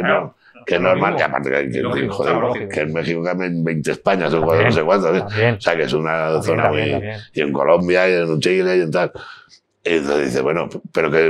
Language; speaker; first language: Spanish; native; Spanish